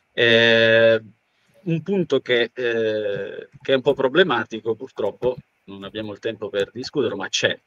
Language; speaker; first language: Italian; native; Italian